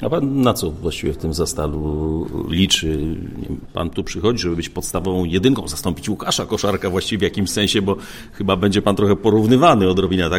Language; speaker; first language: Polish; native; Polish